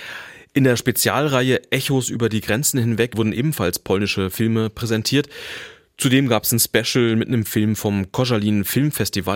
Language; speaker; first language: German; native; German